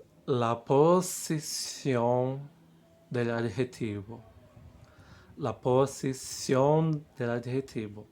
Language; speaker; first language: Spanish; non-native, fluent; Portuguese